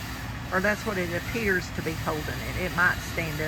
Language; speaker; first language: English; native; English